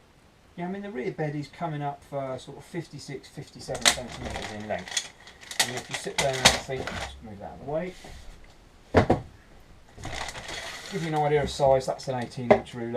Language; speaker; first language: English; native; English